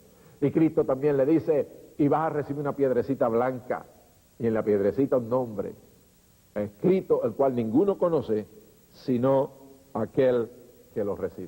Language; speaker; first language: Spanish; native; Spanish